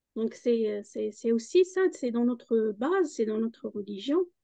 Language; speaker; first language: French; non-native, local second language; Arabic